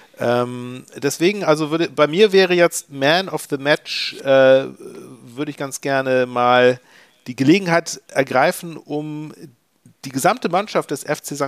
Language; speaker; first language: German; native; German